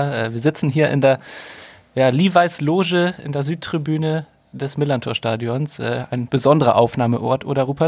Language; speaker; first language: German; native; German